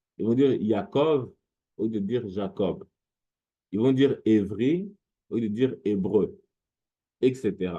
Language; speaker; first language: French; non-native, local second language; Lingala